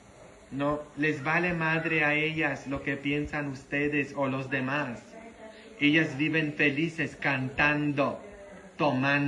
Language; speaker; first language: Spanish; non-native, fluent; Polish